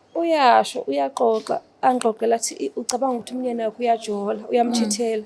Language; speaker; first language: Zulu; non-native, fluent; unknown